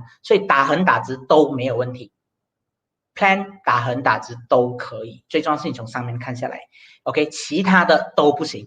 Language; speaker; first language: Chinese; native; Chinese